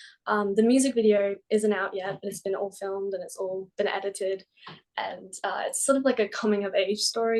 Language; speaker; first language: English; native; English